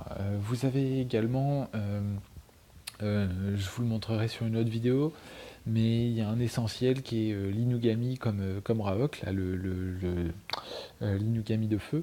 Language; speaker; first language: French; native; French